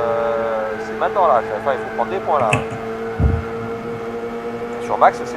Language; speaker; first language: French; native; French